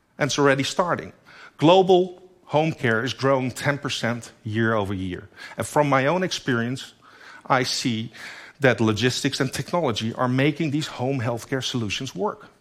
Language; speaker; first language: English; non-native, fluent; Dutch